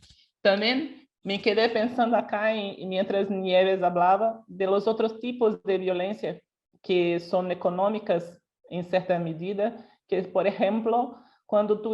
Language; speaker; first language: Spanish; non-native, local second language; Portuguese